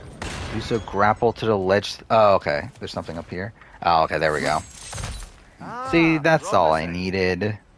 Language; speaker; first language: English; native; English